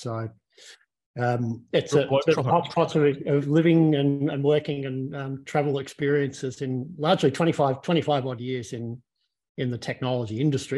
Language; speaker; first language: English; native; English